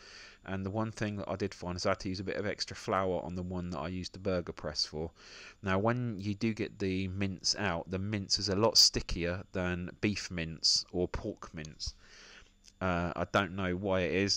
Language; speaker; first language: English; native; English